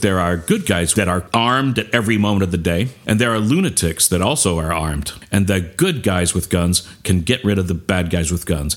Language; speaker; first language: English; native; English